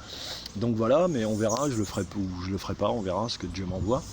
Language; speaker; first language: French; native; French